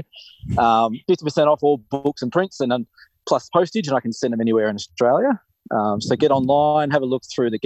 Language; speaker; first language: English; native; English